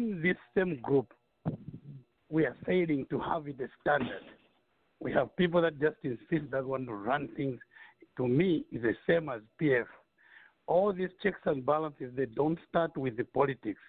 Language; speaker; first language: English; non-native, local second language; Nyanja